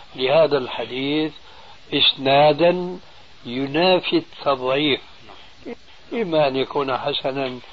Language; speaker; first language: Arabic; early bilingual, other home language; Albanian